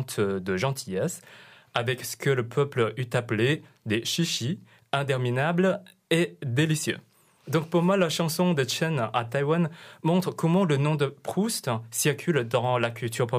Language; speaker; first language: French; non-native, fluent; Chinese